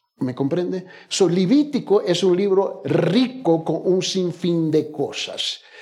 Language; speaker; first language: Spanish; early bilingual, heritage; Spanish